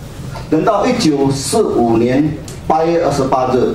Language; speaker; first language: Chinese; native; Chinese